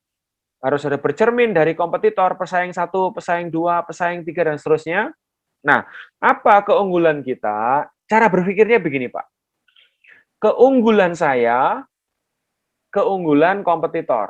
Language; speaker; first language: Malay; non-native, local second language; Javanese